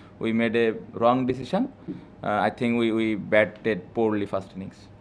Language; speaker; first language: English; non-native, local second language; Bangla